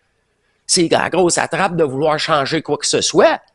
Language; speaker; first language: French; native; French